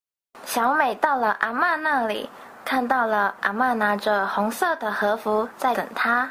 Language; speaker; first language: Chinese; native; Chinese